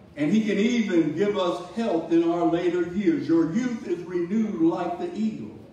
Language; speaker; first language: English; native; English